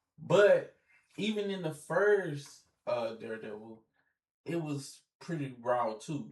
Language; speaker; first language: English; native; English